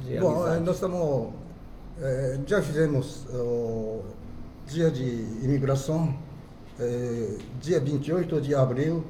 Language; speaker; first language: Portuguese; non-native, fluent; Japanese